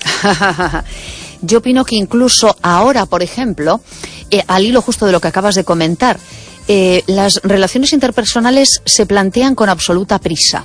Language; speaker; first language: Spanish; native; Spanish